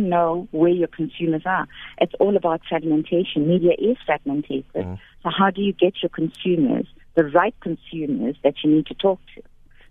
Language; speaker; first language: English; native; English